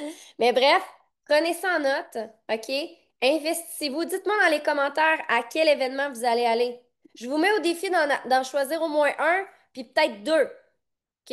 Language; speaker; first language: French; native; French